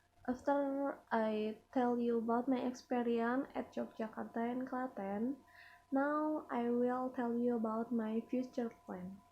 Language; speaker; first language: English; non-native, learner; Indonesian